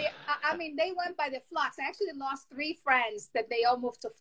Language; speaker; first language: English; non-native, fluent; Portuguese